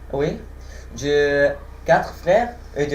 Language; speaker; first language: French; non-native, learner; Arabic